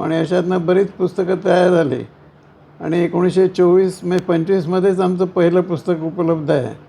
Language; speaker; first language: Marathi; non-native, local second language; Konkani